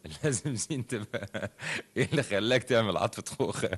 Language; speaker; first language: Arabic; native; Arabic